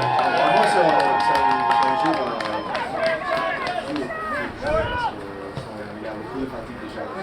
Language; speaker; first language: French; non-native, fluent; English